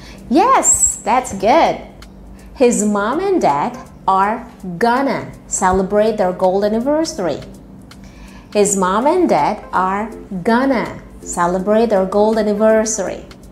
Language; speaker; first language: English; non-native, fluent; Indonesian